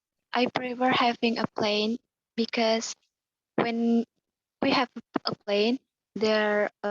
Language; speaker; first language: English; non-native, learner; Indonesian